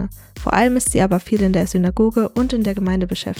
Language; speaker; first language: German; native; German